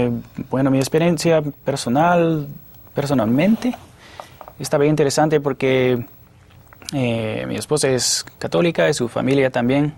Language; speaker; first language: Spanish; non-native, fluent; English